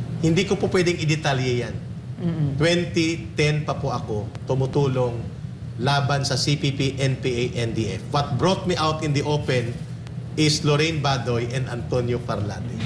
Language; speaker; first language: Filipino; non-native, local second language; Hiligaynon